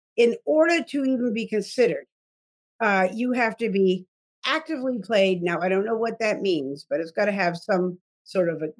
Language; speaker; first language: English; native; English